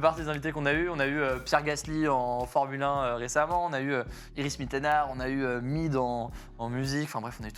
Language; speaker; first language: French; native; French